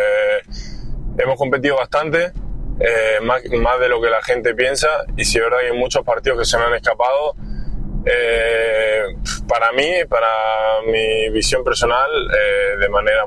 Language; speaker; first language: Spanish; native; Spanish